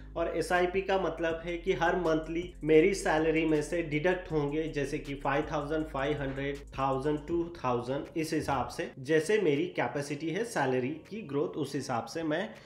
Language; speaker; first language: Hindi; native; Hindi